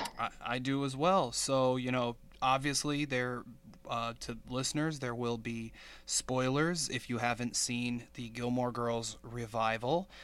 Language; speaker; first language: English; native; English